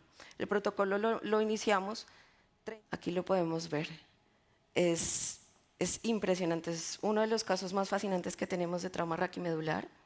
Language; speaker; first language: Spanish; native; Spanish